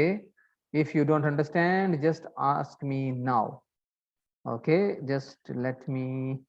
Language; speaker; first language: English; non-native, learner; Arabic